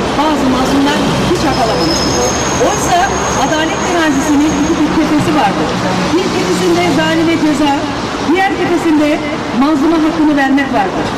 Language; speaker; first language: Turkish; native; Turkish